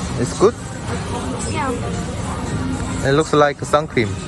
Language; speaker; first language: English; non-native, learner; Korean